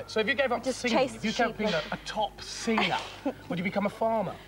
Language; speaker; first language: English; native; English